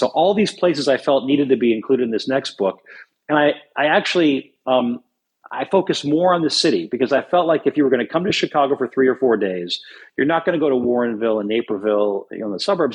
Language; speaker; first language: English; native; English